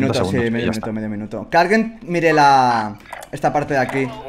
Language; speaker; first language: Spanish; native; Spanish